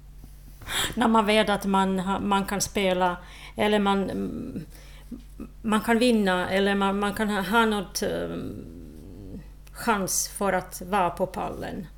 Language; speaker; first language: Swedish; non-native, fluent; Slovak